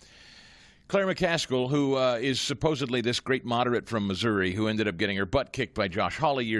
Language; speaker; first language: English; native; English